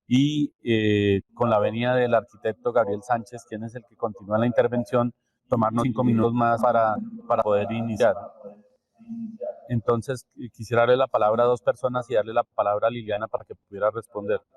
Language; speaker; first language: Spanish; native; Spanish